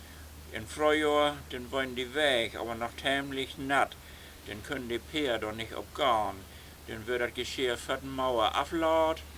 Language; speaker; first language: German; non-native, local second language; Low German